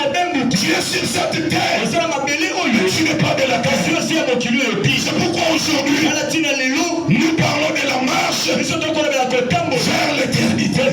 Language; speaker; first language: French; non-native, local second language; Lingala